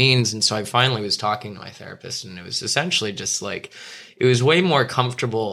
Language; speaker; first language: English; native; English